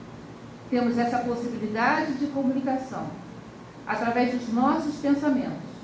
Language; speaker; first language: Portuguese; native; Portuguese